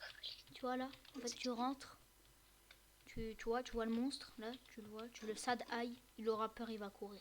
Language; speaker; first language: French; native; French